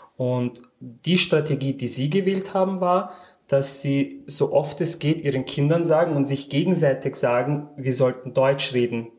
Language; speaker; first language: German; early bilingual, other home language; Turkish